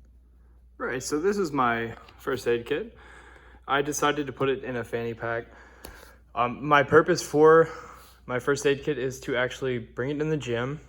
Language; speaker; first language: English; native; English